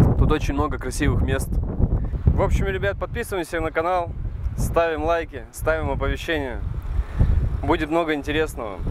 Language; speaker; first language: Russian; native; Russian